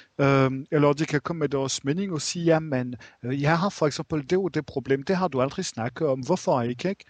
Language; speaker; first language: Danish; non-native, fluent; French